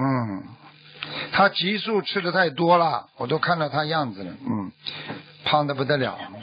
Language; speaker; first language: Chinese; native; Chinese